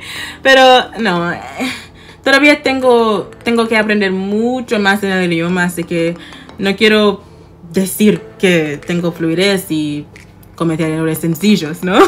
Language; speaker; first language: Spanish; non-native, fluent; English